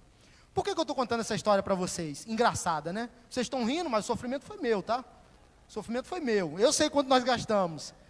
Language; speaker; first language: Portuguese; native; Portuguese